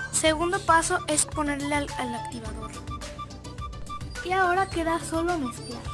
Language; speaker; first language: Spanish; native; Spanish